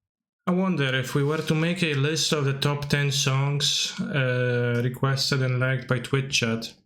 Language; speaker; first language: English; non-native, fluent; Polish